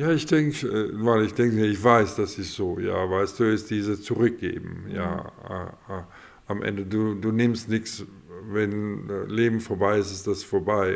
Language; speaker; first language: German; non-native, local second language; Afrikaans